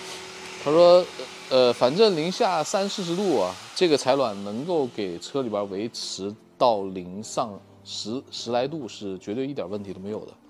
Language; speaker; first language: Chinese; native; Chinese